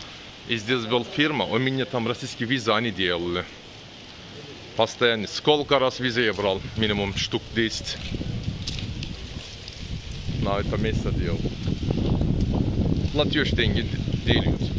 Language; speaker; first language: Russian; non-native, learner; Turkish